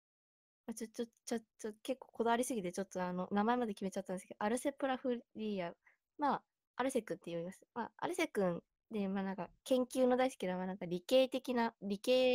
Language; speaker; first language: Japanese; native; Japanese